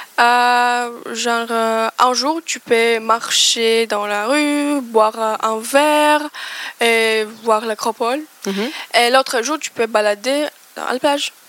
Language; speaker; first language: French; non-native, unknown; Greek